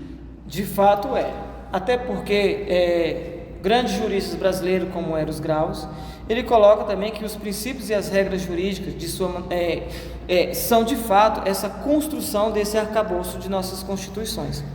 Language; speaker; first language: Portuguese; native; Portuguese